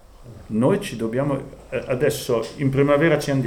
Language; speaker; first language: Italian; non-native, fluent; German